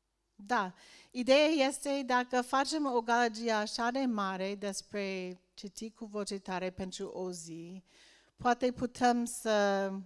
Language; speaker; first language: Romanian; non-native, learner; English